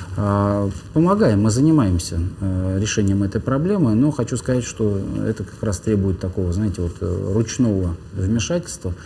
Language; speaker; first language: Russian; native; Russian